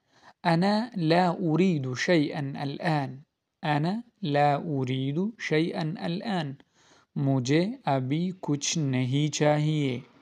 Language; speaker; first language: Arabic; non-native, fluent; Urdu